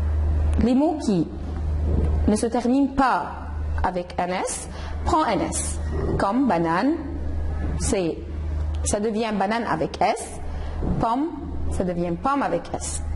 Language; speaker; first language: French; non-native, fluent; Arabic